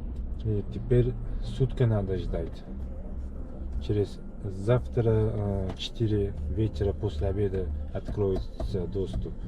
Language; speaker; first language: Russian; non-native, learner; Uzbek